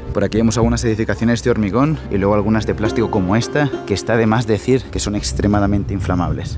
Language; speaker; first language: Spanish; native; Spanish